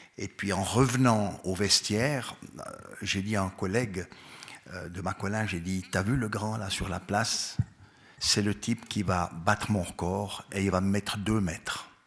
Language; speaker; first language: French; native; French